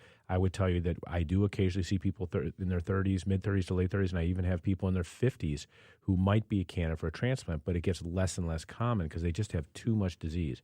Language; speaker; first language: English; native; English